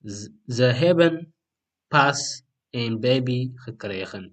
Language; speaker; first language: Dutch; non-native, learner; Tigrinya